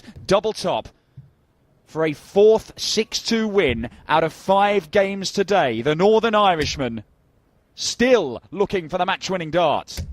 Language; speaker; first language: English; native; English